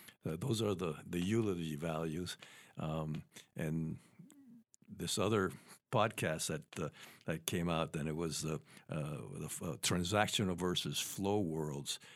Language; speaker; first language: English; native; English